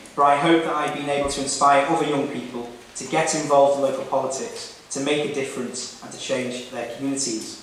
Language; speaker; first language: English; native; English